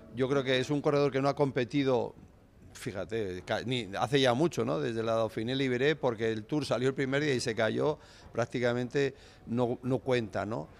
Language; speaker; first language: Spanish; native; Spanish